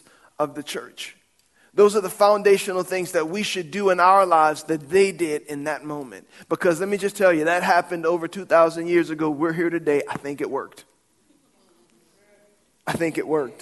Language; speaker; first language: English; native; English